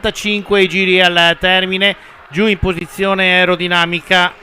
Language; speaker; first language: Italian; native; Italian